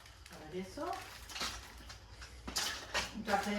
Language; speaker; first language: Spanish; native; Spanish